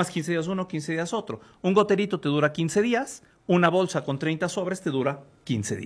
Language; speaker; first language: Spanish; native; Spanish